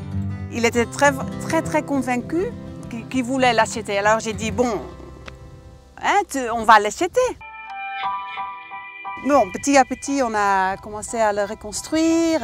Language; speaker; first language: French; non-native, fluent; Dutch